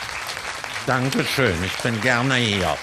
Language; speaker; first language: German; early bilingual, heritage; German